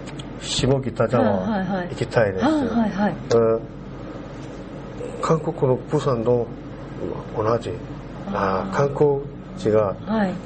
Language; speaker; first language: Japanese; non-native, learner; Korean